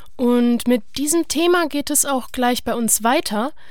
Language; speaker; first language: German; native; German